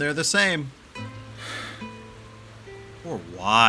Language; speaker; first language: English; native; English